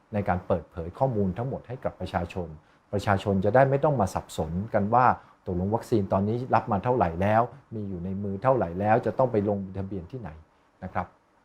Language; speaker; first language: Thai; native; Thai